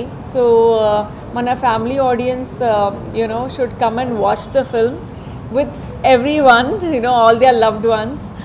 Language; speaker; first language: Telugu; non-native, fluent; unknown